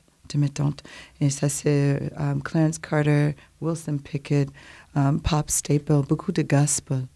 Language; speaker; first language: French; non-native, learner; English